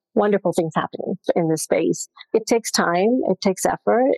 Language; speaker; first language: English; non-native, local second language; Gujarati